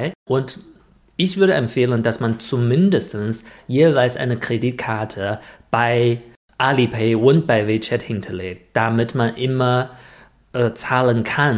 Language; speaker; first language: German; non-native, fluent; Chinese